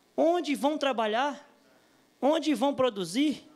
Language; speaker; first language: Portuguese; native; Portuguese